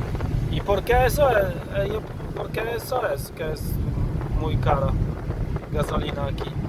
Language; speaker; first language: Spanish; non-native, learner; Polish